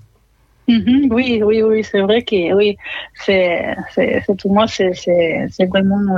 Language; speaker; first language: French; non-native, fluent; Spanish